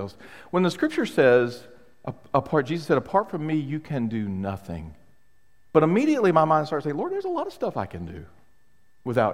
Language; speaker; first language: English; native; English